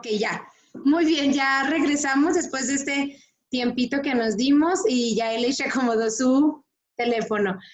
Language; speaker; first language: Spanish; native; Spanish